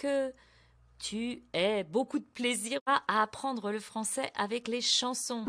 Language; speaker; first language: French; native; French